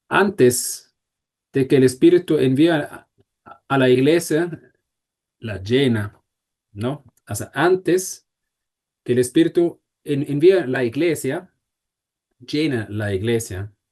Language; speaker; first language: Spanish; non-native, fluent; German